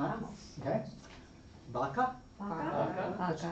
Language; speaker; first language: Spanish; non-native, fluent; English